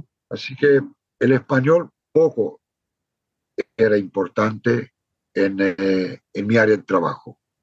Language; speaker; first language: Spanish; non-native, fluent; Romanian